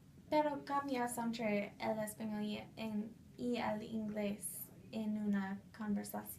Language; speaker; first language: Spanish; non-native, fluent; English